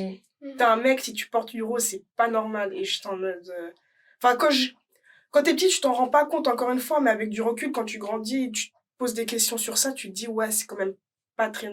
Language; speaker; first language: French; native; French